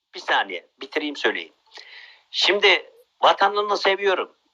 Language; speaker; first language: Turkish; native; Turkish